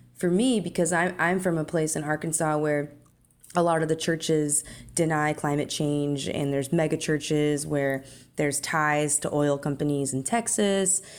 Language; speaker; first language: English; native; English